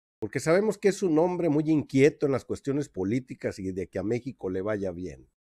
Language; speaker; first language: Spanish; native; Spanish